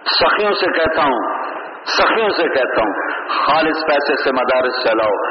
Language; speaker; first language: Urdu; non-native, local second language; Punjabi